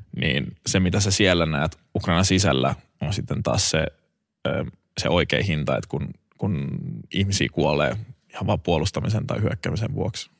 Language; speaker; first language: Finnish; native; Finnish